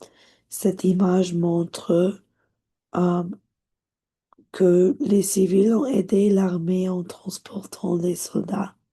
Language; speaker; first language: French; non-native, learner; English